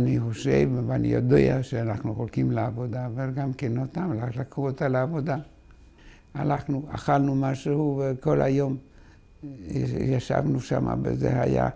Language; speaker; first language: Hebrew; non-native, fluent; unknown